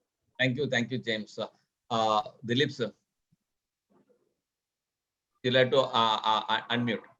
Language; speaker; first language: English; non-native, local second language; Malayalam